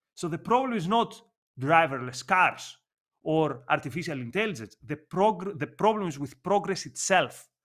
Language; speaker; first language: English; non-native, fluent; Greek